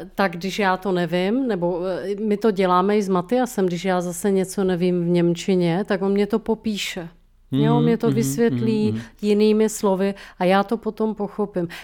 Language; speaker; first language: Czech; native; Czech